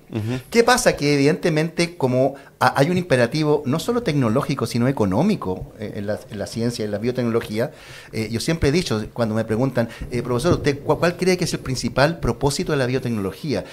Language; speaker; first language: Spanish; native; Spanish